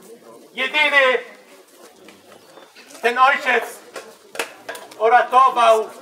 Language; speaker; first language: Polish; non-native, fluent; Arabic